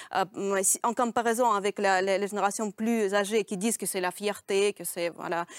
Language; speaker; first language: French; non-native, fluent; Russian